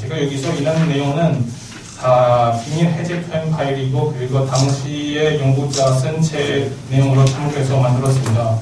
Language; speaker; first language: Korean; non-native, learner; Chinese